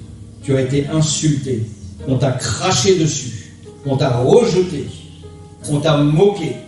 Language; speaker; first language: French; native; French